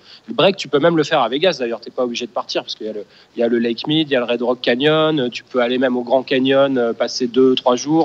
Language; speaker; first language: French; native; French